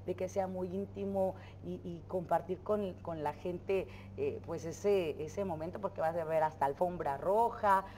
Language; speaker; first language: Spanish; native; Spanish